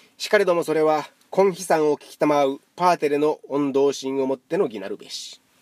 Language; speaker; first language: Japanese; native; Japanese